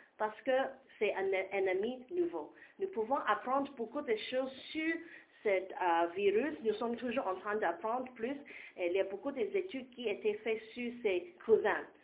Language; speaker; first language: French; non-native, learner; Cantonese